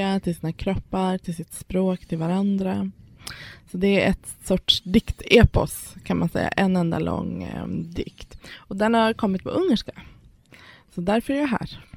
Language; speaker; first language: Swedish; early bilingual, other home language; Persian